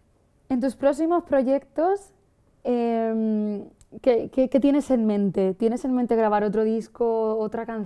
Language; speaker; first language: Spanish; native; Spanish